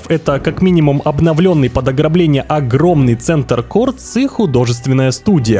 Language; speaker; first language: Russian; native; Russian